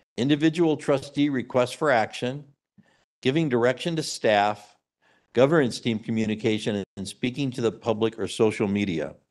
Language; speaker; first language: English; native; English